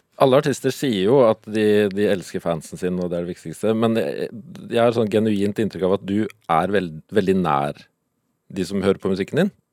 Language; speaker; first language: Norwegian; native; Norwegian